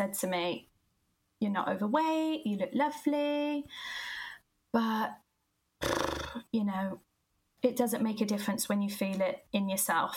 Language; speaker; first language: English; native; English